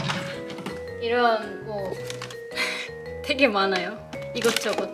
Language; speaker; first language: Korean; non-native, fluent; Turkish